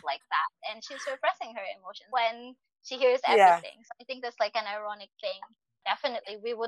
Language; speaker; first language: English; non-native, local second language; Cebuano